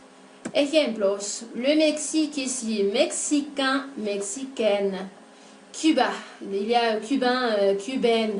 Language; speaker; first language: French; non-native, fluent; Spanish